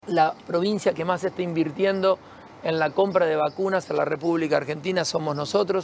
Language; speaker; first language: Spanish; native; Spanish